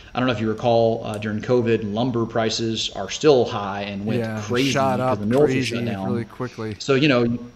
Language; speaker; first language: English; native; English